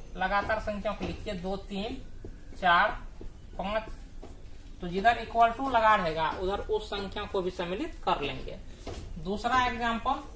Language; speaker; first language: Hindi; native; Hindi